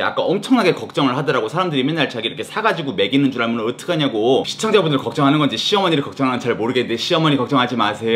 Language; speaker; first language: Korean; native; Korean